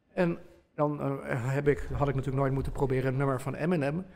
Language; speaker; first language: Dutch; early bilingual, other home language; Polish